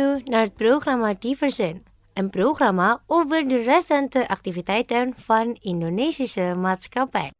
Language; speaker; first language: Dutch; non-native, learner; Indonesian